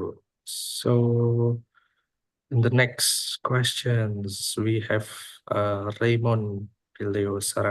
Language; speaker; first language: English; non-native, fluent; Indonesian